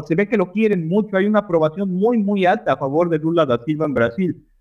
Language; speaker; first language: Spanish; native; Spanish